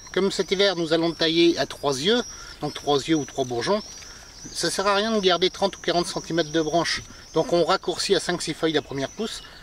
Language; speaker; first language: French; native; French